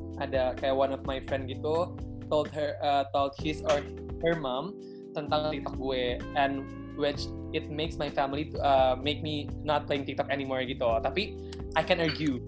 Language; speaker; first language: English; non-native, learner; Indonesian